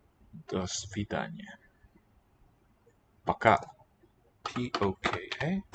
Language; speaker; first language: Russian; non-native, learner; English